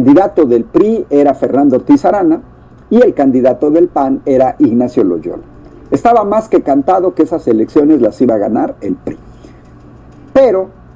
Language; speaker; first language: Spanish; native; Spanish